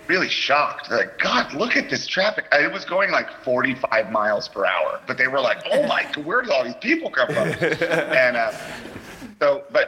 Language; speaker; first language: English; native; English